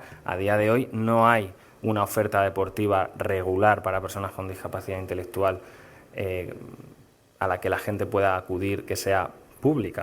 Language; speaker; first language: Spanish; native; Spanish